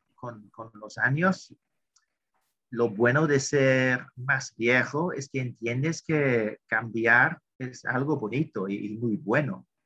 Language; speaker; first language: Spanish; non-native, fluent; English